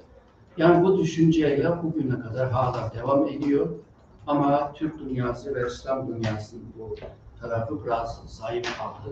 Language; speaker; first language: Turkish; non-native, fluent; Uyghur